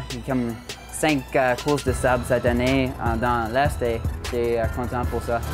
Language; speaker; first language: French; non-native, local second language; English